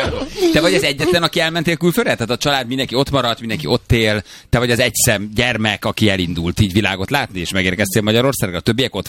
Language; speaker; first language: Hungarian; native; Hungarian